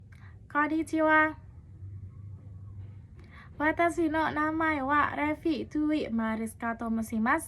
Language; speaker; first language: Japanese; non-native, learner; Indonesian